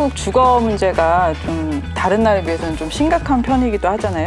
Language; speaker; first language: Korean; native; Korean